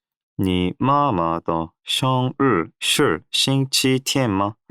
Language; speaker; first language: Chinese; non-native, learner; Korean